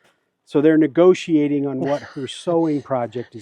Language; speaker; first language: English; native; English